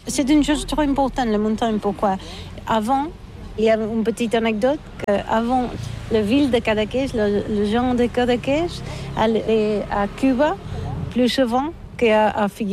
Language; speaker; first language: French; non-native, learner; Catalan